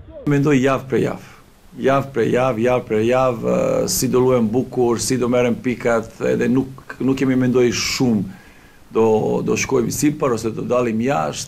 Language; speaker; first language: Albanian; non-native, learner; Croatian